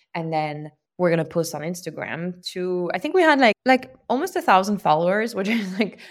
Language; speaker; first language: English; non-native, fluent; French